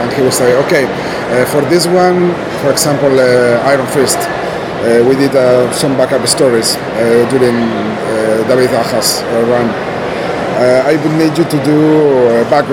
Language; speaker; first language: English; non-native, fluent; Spanish